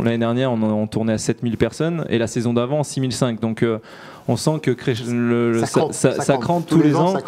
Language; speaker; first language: French; native; French